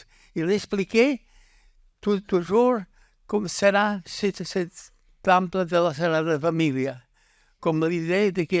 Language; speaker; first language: French; non-native, learner; Catalan